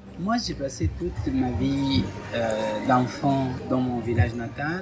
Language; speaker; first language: French; non-native, fluent; Arabic